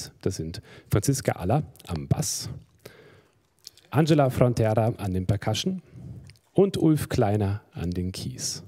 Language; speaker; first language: German; native; German